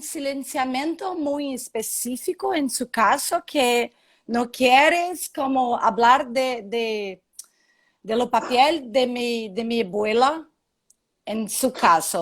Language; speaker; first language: Spanish; non-native, learner; Portuguese